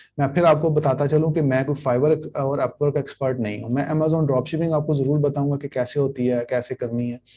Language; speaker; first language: Urdu; native; Urdu